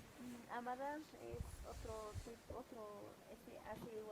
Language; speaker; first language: Spanish; non-native, local second language; Quechua